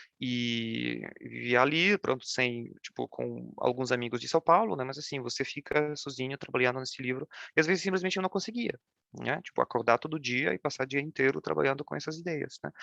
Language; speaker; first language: Portuguese; non-native, fluent; Polish